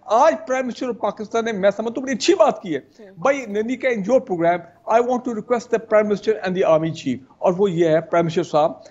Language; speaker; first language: Urdu; native; Urdu